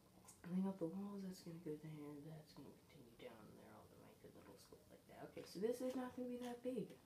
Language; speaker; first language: English; native; English